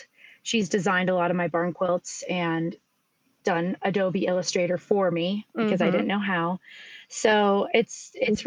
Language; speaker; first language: English; native; English